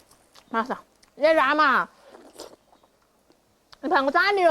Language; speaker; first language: Chinese; native; Chinese